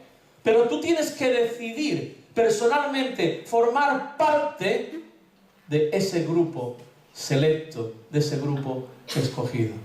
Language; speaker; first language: Spanish; native; Spanish